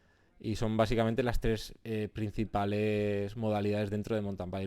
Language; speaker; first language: Spanish; native; Spanish